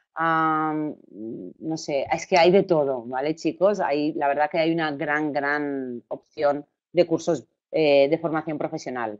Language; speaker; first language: Spanish; native; Spanish